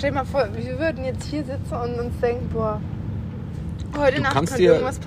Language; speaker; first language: German; native; German